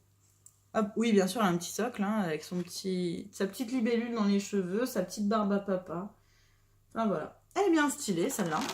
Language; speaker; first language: French; native; French